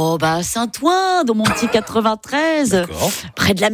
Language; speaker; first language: French; native; French